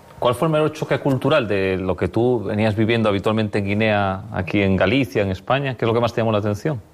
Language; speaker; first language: Spanish; native; Spanish